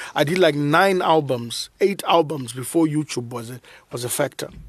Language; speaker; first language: English; non-native, local second language; Shona